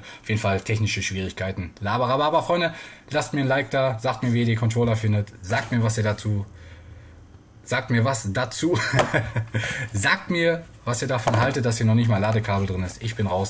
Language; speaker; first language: German; native; German